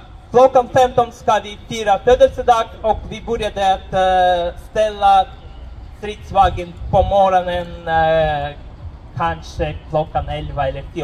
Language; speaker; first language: Swedish; non-native, fluent; Russian